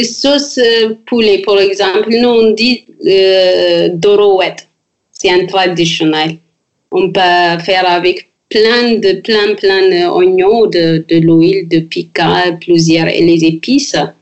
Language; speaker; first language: French; non-native, learner; Amharic